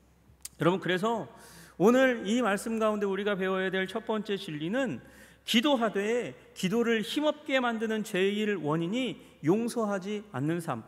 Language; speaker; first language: Korean; native; Korean